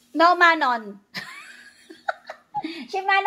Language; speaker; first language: Korean; non-native, learner; Filipino